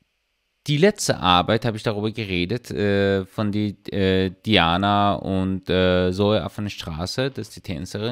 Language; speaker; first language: German; non-native, learner; Persian